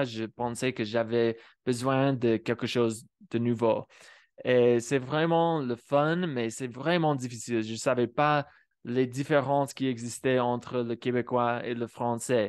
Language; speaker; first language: French; non-native, fluent; English